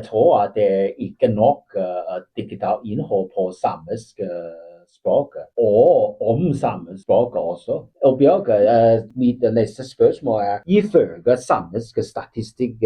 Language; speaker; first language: Danish; non-native, learner; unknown